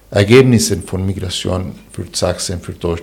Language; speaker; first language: German; non-native, fluent; Spanish